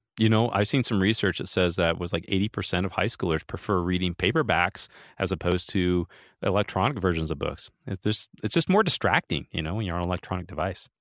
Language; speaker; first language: English; native; English